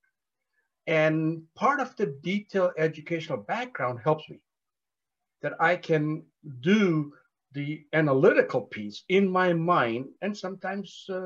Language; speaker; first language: English; non-native, local second language; Gujarati